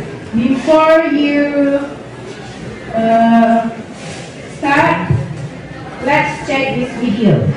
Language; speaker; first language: English; non-native, learner; Indonesian